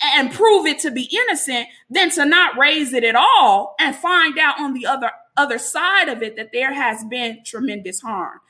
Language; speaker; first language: English; native; English